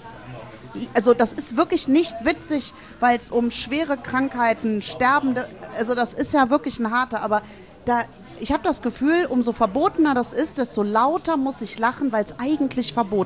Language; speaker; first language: German; native; German